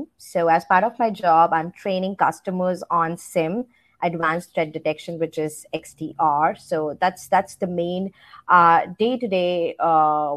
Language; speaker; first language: English; non-native, local second language; Hindi